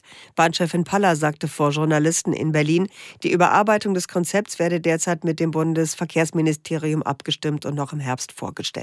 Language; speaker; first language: German; native; German